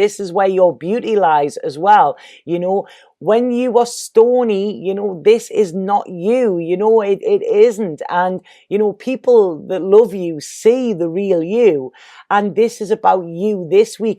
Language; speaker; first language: English; native; English